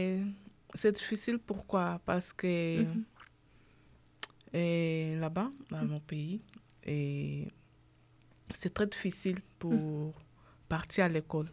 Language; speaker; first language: French; non-native, learner; Portuguese